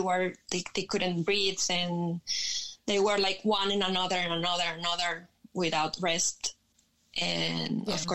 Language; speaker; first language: English; non-native, learner; Spanish